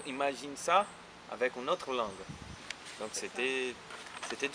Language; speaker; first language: French; non-native, fluent; Portuguese